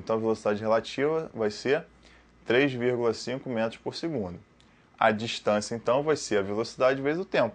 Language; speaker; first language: Portuguese; native; Portuguese